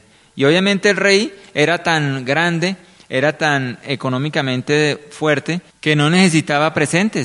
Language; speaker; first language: Spanish; native; Spanish